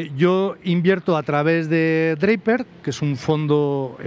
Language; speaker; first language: Spanish; native; Spanish